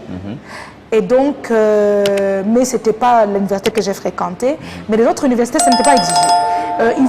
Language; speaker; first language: French; non-native, local second language; Kinyarwanda